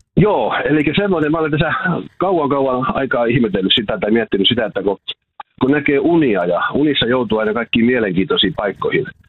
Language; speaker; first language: Finnish; native; Finnish